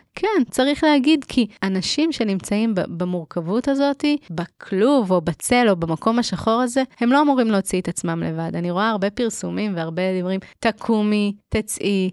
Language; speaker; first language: Hebrew; native; Hebrew